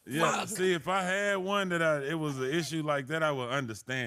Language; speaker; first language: English; native; English